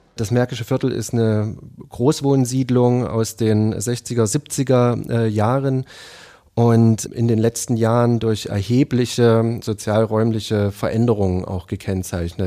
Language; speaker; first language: German; native; German